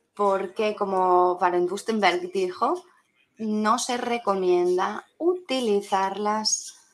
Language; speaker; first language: Spanish; non-native, fluent; French